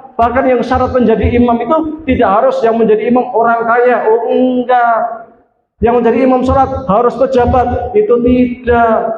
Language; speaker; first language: Indonesian; native; Indonesian